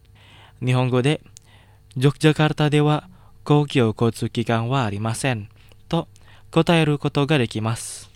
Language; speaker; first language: Japanese; non-native, fluent; Indonesian